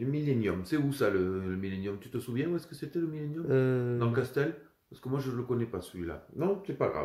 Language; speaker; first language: French; native; French